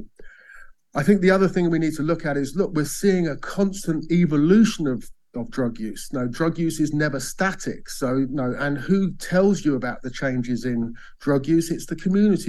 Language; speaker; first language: English; native; English